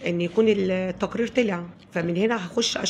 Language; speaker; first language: Arabic; native; Arabic